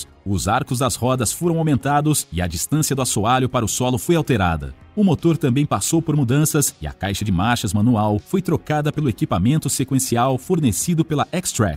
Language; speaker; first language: Portuguese; native; Portuguese